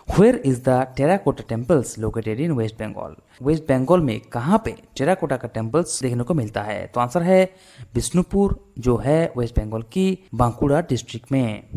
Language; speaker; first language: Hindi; non-native, local second language; Bangla